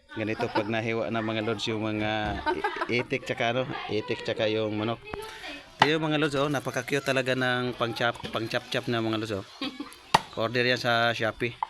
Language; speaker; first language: Filipino; non-native, local second language; Cebuano